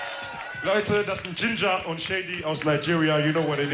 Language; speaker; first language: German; early bilingual, other home language; Wolof